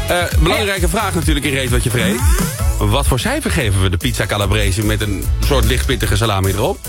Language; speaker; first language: Dutch; native; Dutch